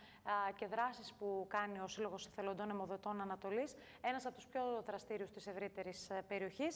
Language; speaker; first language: Greek; native; Greek